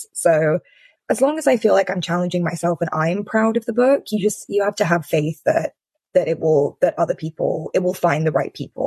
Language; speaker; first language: English; native; English